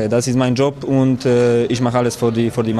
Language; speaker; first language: German; non-native, learner; Polish